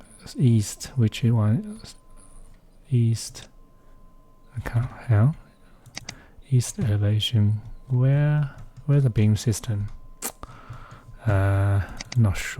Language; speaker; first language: English; non-native, fluent; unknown